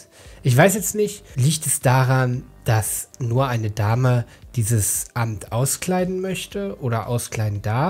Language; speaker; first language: German; native; German